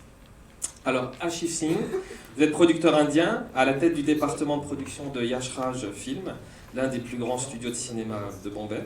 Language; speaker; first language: French; native; French